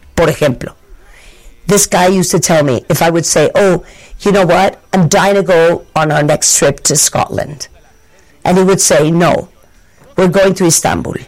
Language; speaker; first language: English; non-native, fluent; Spanish